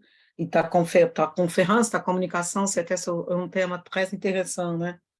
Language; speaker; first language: French; non-native, fluent; Portuguese